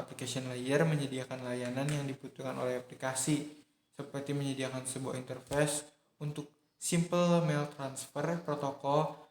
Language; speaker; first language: Indonesian; native; Indonesian